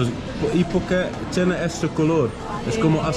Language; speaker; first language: Spanish; non-native, learner; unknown